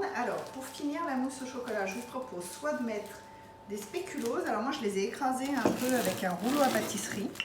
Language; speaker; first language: French; native; French